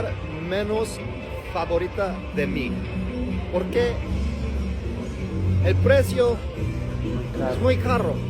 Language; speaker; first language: Spanish; non-native, learner; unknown